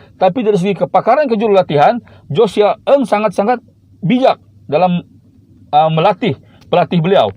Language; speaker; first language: Malay; native; Malay